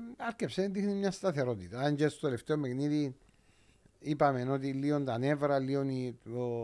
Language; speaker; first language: Greek; native; Greek